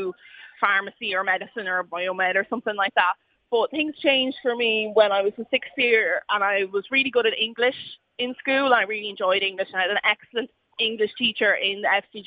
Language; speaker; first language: English; native; English